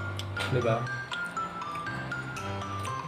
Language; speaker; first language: Filipino; non-native, learner; Punjabi